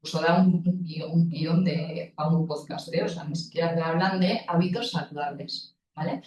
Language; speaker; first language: Spanish; non-native, local second language; Basque